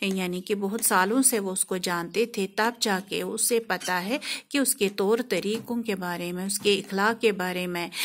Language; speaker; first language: Urdu; non-native, local second language; Kashmiri